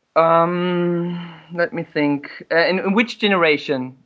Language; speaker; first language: English; non-native, fluent; German